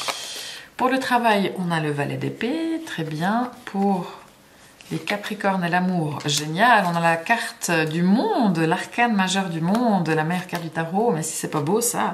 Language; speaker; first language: French; native; French